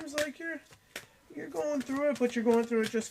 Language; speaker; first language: English; native; English